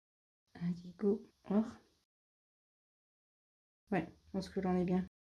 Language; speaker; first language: French; native; French